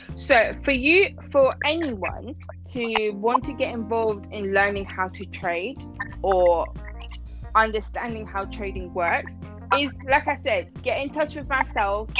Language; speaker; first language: English; non-native, fluent; Persian